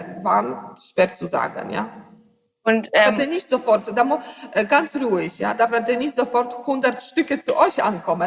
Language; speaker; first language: German; non-native, learner; Polish